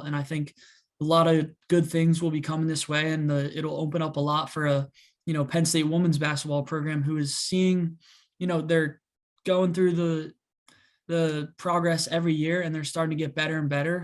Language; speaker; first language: English; native; English